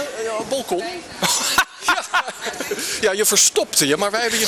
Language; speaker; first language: Dutch; native; Dutch